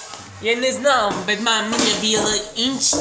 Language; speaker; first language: Russian; non-native, fluent; Latvian